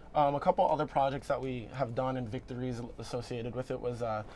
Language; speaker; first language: English; native; English